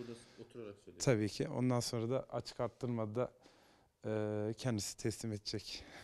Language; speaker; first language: Turkish; native; Turkish